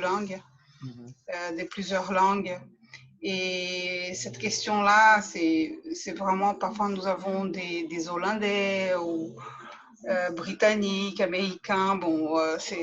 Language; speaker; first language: French; native; French